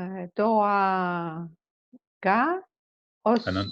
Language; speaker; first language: Japanese; non-native, learner; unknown